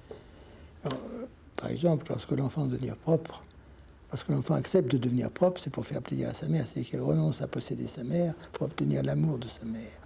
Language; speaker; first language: French; native; French